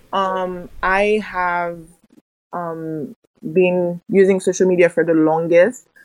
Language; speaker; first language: English; early bilingual, other home language; Haitian Creole